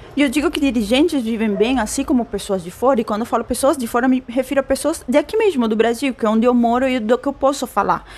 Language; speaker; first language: Portuguese; non-native, fluent; Spanish